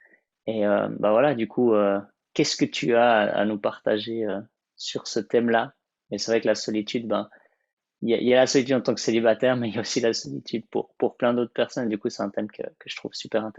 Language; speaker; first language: French; native; French